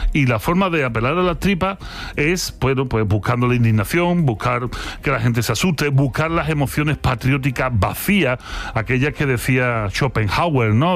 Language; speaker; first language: Spanish; native; Spanish